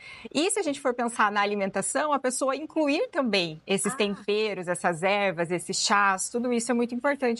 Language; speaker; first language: Portuguese; native; Portuguese